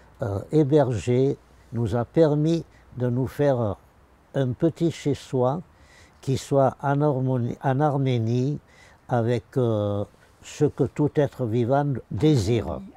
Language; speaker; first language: French; early bilingual, other home language; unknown